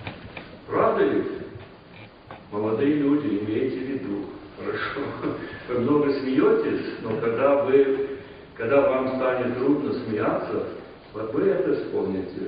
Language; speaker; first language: Russian; non-native, fluent; English